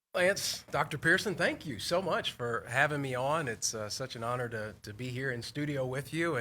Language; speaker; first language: English; native; English